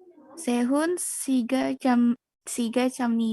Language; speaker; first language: Korean; non-native, learner; Indonesian